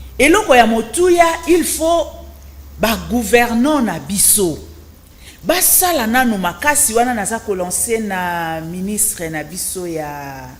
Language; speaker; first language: Lingala; native; Lingala